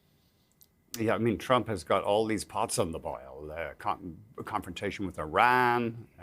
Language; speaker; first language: English; native; English